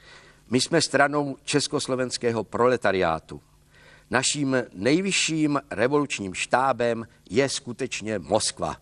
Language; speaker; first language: Czech; native; Czech